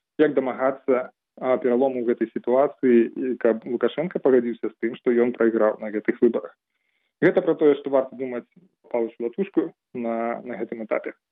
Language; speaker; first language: Belarusian; non-native, local second language; Russian